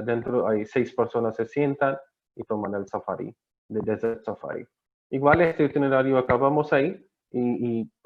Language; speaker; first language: Spanish; non-native, learner; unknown